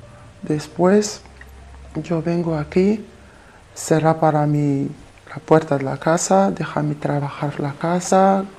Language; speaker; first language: Spanish; non-native, learner; French